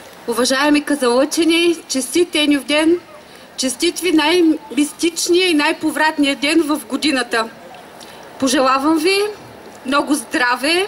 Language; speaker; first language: Bulgarian; native; Bulgarian